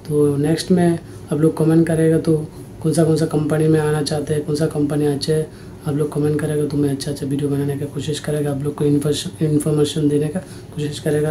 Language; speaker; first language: Hindi; non-native, fluent; Bangla